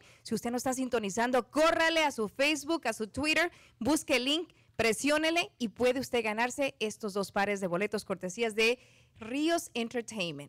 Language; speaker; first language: Spanish; native; Spanish